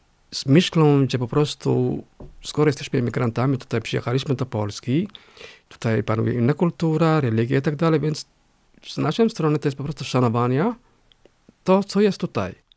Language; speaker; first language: Polish; non-native, fluent; Somali